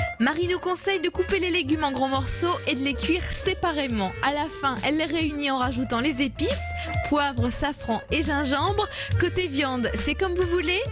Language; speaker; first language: French; native; French